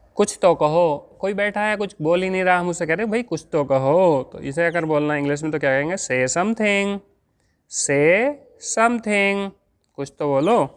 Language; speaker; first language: Hindi; native; Hindi